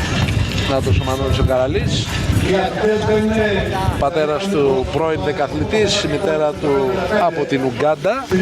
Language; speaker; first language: Greek; native; Greek